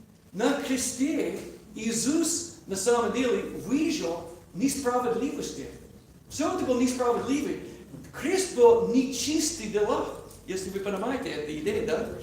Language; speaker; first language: Russian; non-native, learner; English